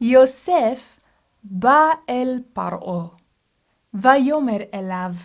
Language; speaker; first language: Hebrew; non-native, fluent; English